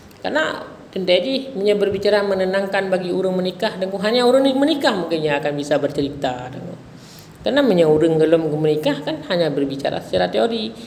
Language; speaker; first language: Indonesian; non-native, local second language; Achinese